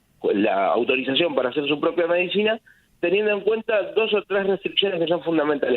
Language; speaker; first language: Spanish; native; Spanish